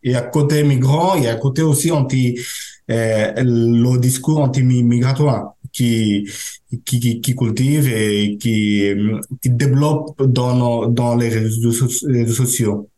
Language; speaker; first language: French; non-native, learner; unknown